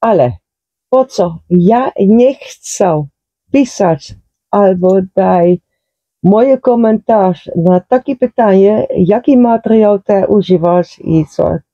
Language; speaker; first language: Polish; non-native, learner; Dutch